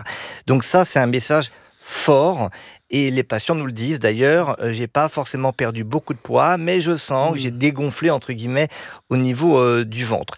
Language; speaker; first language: French; native; French